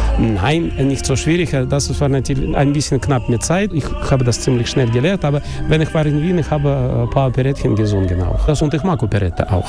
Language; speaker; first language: German; non-native, learner; Russian